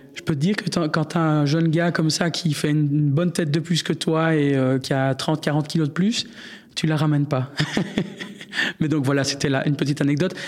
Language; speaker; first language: French; native; French